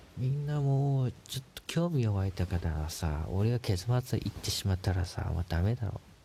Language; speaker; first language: Japanese; non-native, fluent; Chinese